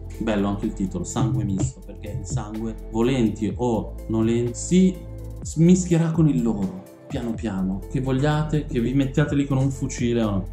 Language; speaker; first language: Italian; early bilingual, other home language; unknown